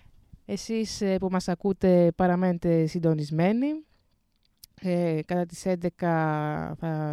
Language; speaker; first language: Greek; native; Greek